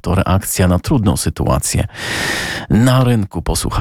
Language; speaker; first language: Polish; native; Polish